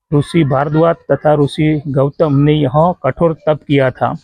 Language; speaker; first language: Hindi; non-native, local second language; Gujarati